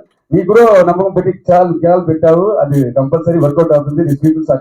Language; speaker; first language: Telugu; non-native, fluent; Tamil